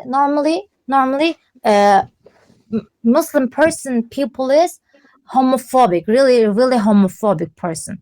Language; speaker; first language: English; non-native, learner; Turkish